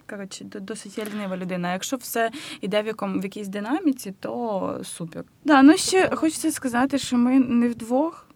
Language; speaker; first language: Ukrainian; native; Ukrainian